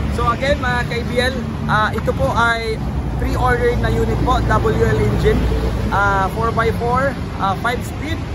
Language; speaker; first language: Filipino; non-native, local second language; Cebuano